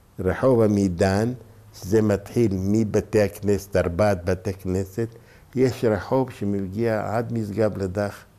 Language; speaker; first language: Hebrew; non-native, local second language; Ladino